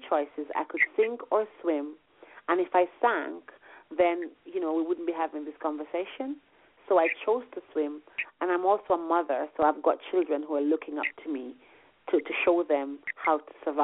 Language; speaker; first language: English; non-native, local second language; Jamaican Creole English